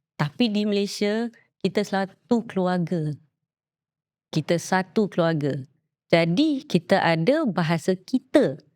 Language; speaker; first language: Malay; native; Malay